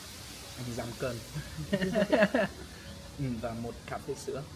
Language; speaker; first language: Vietnamese; non-native, learner; English